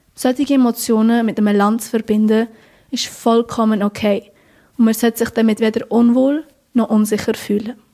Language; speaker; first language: German; early bilingual, other home language; Spanish